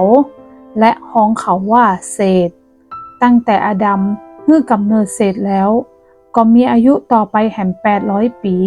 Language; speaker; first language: Thai; non-native, local second language; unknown